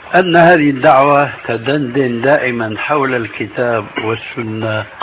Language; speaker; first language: Arabic; early bilingual, other home language; Albanian